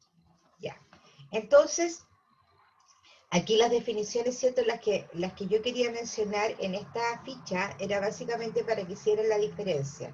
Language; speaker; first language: Spanish; native; Spanish